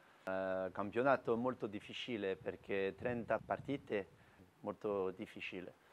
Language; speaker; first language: Italian; non-native, learner; French